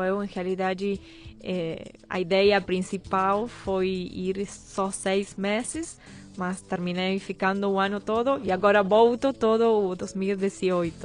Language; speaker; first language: Portuguese; non-native, fluent; Spanish